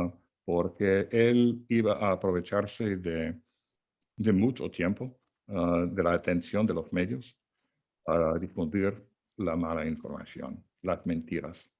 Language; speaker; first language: Spanish; non-native, fluent; English